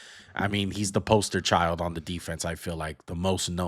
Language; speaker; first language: English; native; English